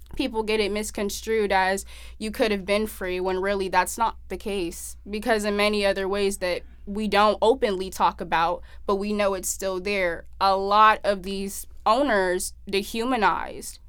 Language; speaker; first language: English; native; English